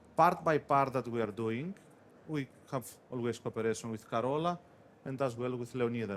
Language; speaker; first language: English; non-native, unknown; Greek